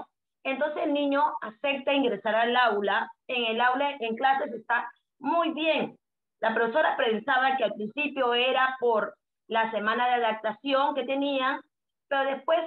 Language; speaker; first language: Spanish; native; Spanish